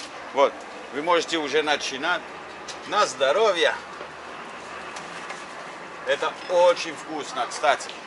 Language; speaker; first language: Russian; non-native, learner; English